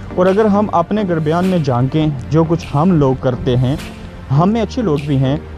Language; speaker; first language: Urdu; non-native, local second language; Punjabi